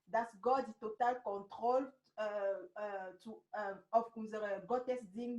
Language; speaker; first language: German; non-native, fluent; French